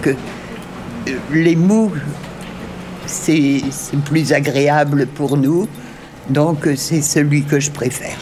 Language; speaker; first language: French; native; French